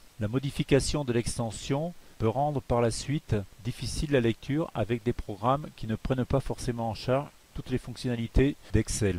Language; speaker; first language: French; native; French